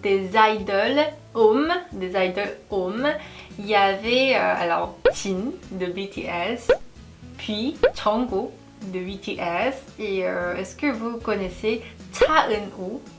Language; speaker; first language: French; non-native, fluent; Korean